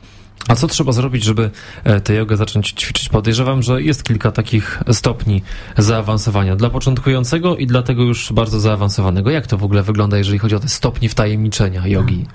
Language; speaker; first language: Polish; native; Polish